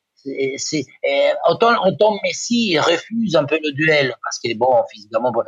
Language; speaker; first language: French; non-native, fluent; Spanish